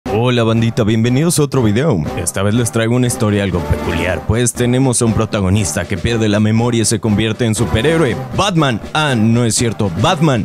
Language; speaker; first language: Spanish; native; Spanish